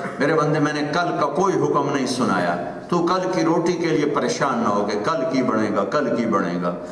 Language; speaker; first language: Urdu; non-native, local second language; Punjabi